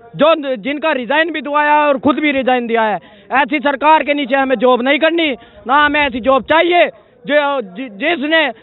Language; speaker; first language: Hindi; native; Hindi